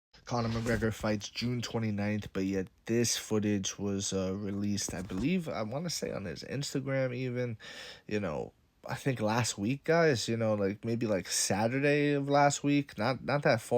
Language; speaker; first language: English; native; English